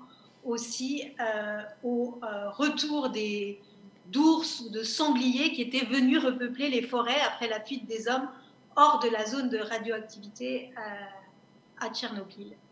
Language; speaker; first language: French; native; French